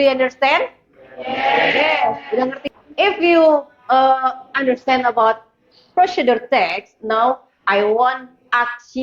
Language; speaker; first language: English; non-native, learner; Indonesian